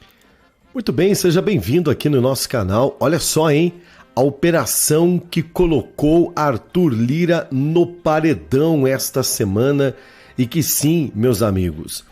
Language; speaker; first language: Portuguese; native; Portuguese